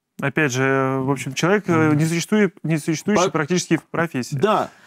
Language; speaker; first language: Russian; native; Russian